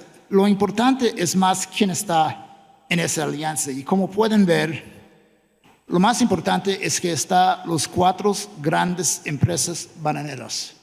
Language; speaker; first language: Spanish; non-native, fluent; English